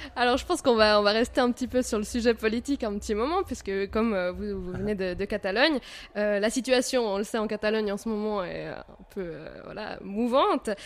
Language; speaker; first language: French; native; French